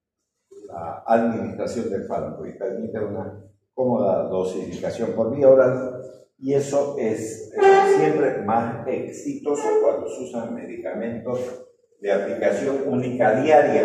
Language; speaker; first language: Spanish; native; Spanish